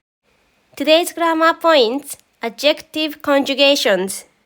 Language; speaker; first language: English; non-native, fluent; Japanese